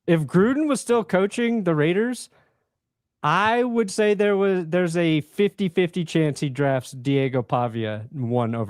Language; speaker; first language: English; native; English